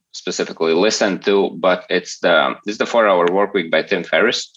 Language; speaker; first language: English; non-native, fluent; Latvian